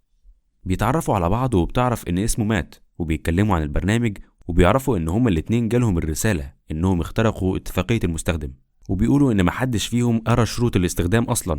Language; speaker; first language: Arabic; native; Arabic